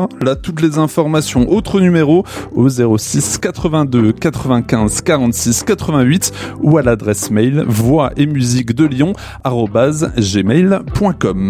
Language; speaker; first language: French; native; French